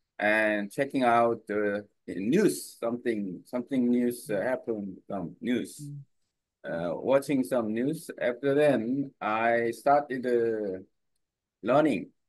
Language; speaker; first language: English; non-native, learner; Korean